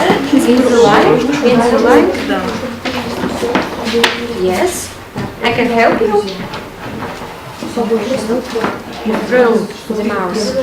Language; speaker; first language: English; non-native, fluent; Russian